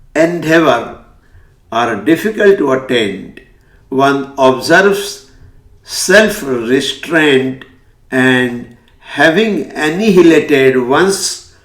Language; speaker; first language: English; non-native, local second language; Hindi